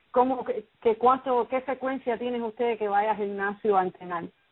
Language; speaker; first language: Spanish; early bilingual, other home language; English